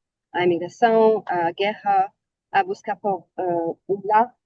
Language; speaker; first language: Portuguese; non-native, learner; Arabic